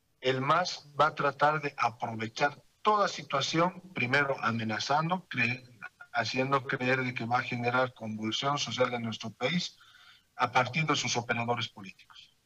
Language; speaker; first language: Spanish; native; Spanish